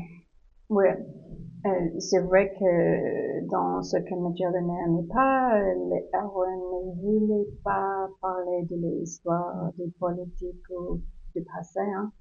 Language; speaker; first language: French; non-native, learner; English